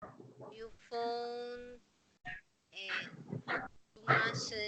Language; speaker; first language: English; non-native, learner; Spanish